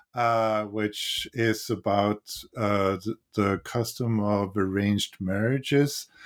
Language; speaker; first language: English; non-native, fluent; Swedish